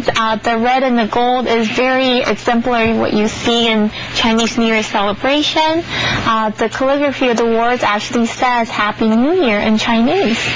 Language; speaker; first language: English; early bilingual, other home language; Chinese